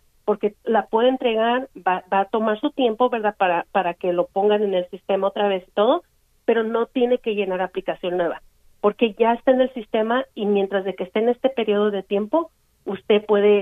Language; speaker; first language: Spanish; native; Spanish